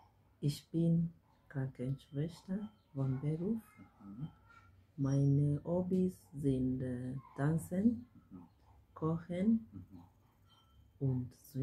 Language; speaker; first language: German; non-native, learner; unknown